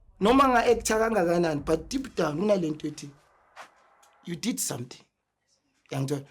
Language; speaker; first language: Zulu; native; Zulu